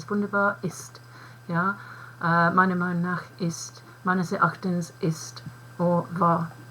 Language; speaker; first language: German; non-native, fluent; English